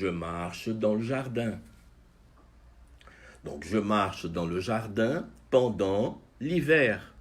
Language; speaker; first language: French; non-native, fluent; Portuguese